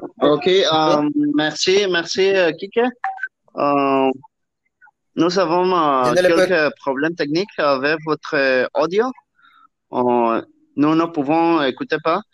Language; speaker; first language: French; non-native, learner; Spanish